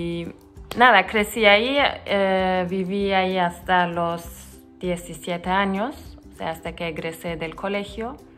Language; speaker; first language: Spanish; non-native, fluent; Turkish